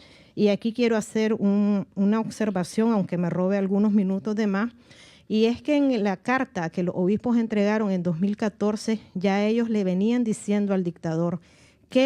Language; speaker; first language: Spanish; native; Spanish